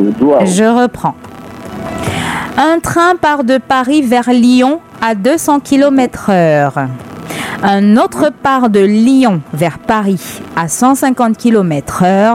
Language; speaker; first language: French; native; French